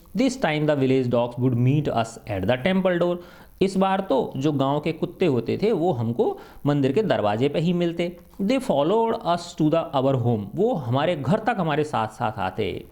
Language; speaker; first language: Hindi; native; Hindi